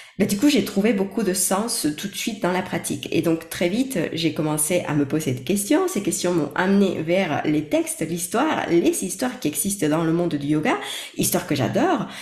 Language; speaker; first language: French; non-native, fluent; Spanish